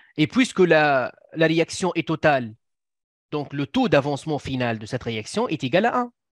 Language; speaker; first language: French; non-native, local second language; Arabic